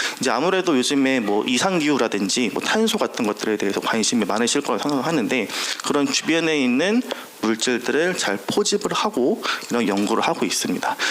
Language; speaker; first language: Korean; native; Korean